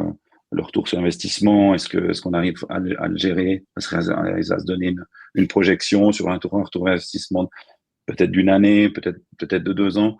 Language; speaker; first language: French; native; French